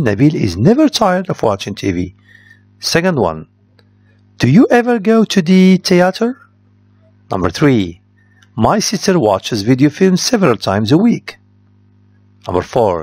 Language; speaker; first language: English; non-native, fluent; Arabic